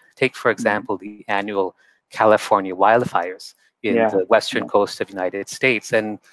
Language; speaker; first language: English; native; English